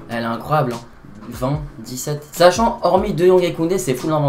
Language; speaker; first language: French; native; French